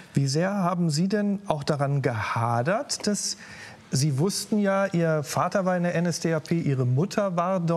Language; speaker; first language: German; native; German